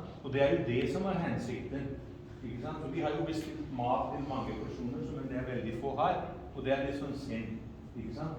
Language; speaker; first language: Norwegian; non-native, fluent; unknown